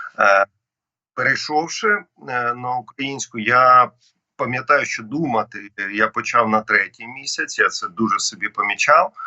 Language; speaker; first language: Ukrainian; non-native, local second language; Russian